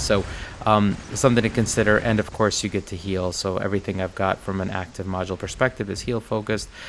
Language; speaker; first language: English; native; English